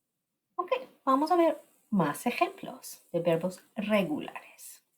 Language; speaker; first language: Spanish; non-native, fluent; English